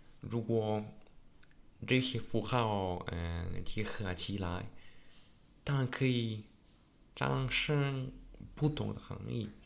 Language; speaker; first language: Chinese; non-native, learner; Polish